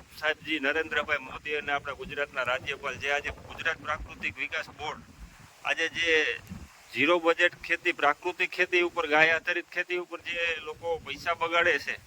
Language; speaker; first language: Gujarati; native; Gujarati